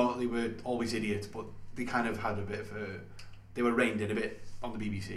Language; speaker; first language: English; native; English